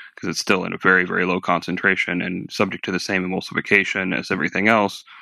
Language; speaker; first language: English; native; English